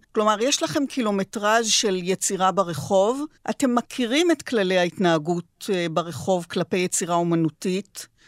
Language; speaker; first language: Hebrew; native; Hebrew